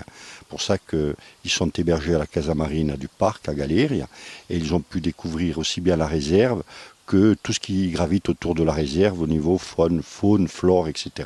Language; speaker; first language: French; native; French